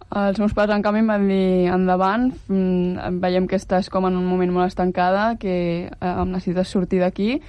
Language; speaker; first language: Catalan; native; Catalan